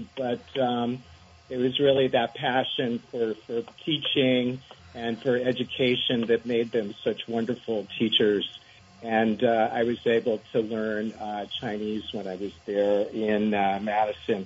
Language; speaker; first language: English; native; English